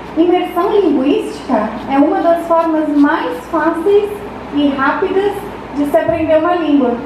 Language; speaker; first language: Portuguese; native; Portuguese